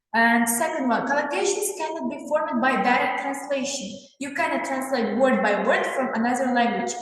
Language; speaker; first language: English; non-native, fluent; Kazakh